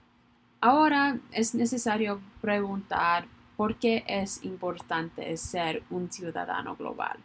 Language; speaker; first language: Spanish; non-native, learner; English